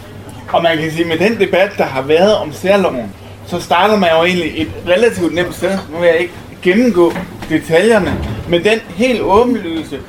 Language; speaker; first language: Danish; native; Danish